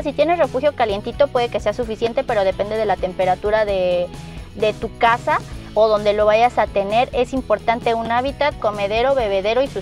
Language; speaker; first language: Spanish; native; Spanish